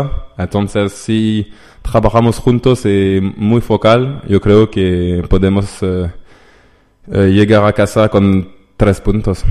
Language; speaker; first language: Spanish; non-native, learner; French